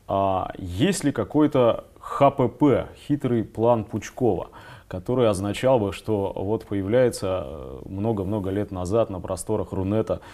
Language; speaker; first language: Russian; native; Russian